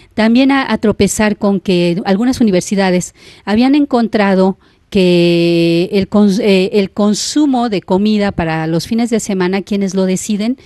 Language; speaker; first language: Spanish; native; Spanish